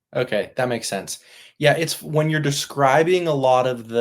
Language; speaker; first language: English; native; English